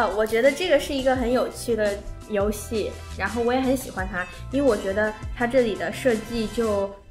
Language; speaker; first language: Chinese; native; Chinese